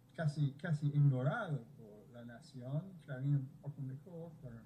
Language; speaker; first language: Spanish; non-native, fluent; English